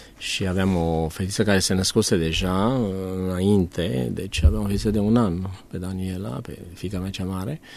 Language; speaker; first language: Romanian; native; Romanian